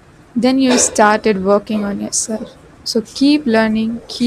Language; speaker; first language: English; non-native, learner; Bhojpuri